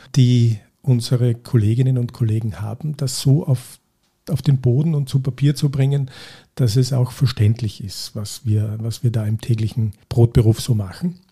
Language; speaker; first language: German; native; German